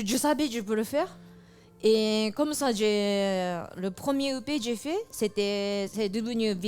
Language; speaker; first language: French; non-native, fluent; Japanese